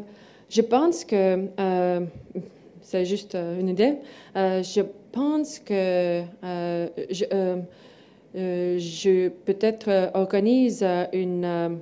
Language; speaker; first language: French; non-native, learner; Estonian